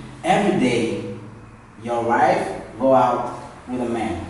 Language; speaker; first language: English; non-native, learner; Haitian Creole